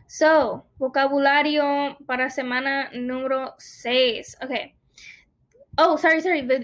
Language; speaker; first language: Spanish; non-native, fluent; English